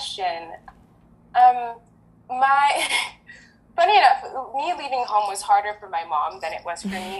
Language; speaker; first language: English; early bilingual, other home language; French